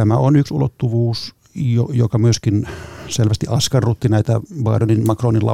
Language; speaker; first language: Finnish; native; Finnish